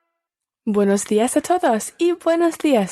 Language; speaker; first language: Spanish; non-native, learner; English